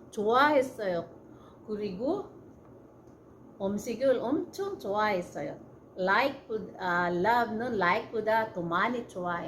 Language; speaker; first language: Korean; non-native, learner; Cebuano